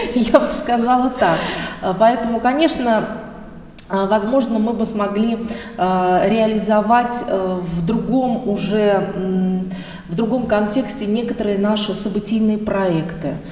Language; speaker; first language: Russian; native; Russian